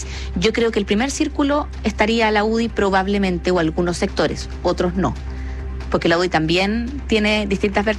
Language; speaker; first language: Spanish; native; Spanish